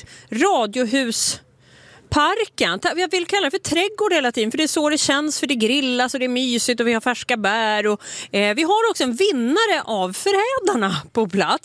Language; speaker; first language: Swedish; native; Swedish